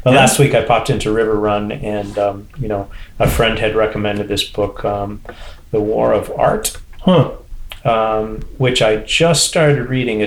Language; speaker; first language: English; native; English